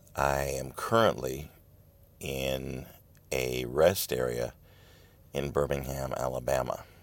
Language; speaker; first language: English; native; English